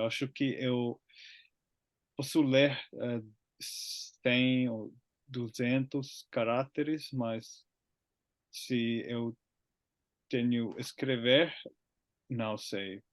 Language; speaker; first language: Portuguese; non-native, learner; Finnish